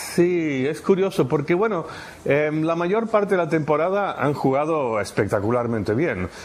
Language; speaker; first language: Spanish; native; Spanish